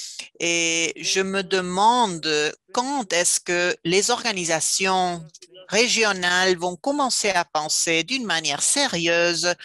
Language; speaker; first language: French; non-native, fluent; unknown